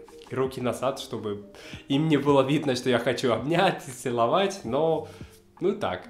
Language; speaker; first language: Russian; non-native, fluent; Spanish